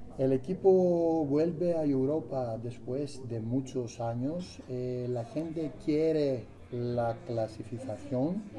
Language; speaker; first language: Spanish; non-native, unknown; Greek